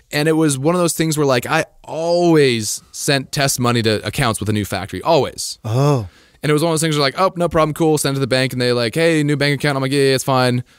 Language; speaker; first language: English; native; English